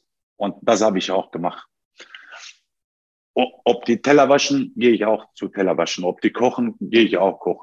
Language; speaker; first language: German; non-native, fluent; Turkish